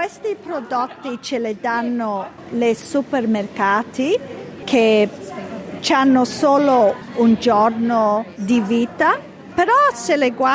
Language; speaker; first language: Italian; early bilingual, heritage; Italian